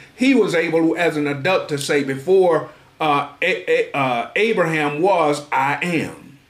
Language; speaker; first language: English; native; English